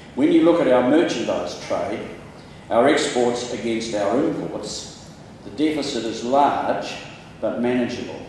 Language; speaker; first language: English; native; English